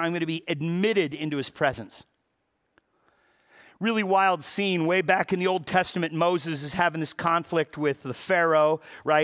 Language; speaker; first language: English; native; English